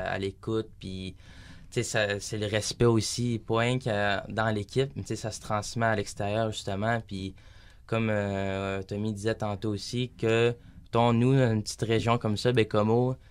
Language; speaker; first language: French; native; French